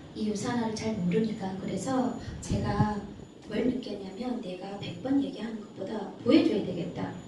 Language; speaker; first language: Korean; early bilingual, heritage; Korean